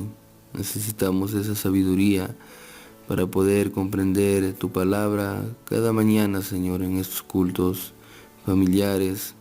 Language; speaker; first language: Spanish; native; Spanish